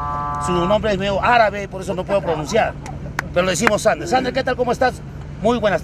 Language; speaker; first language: Spanish; native; Spanish